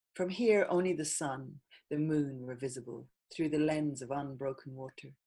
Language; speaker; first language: English; native; English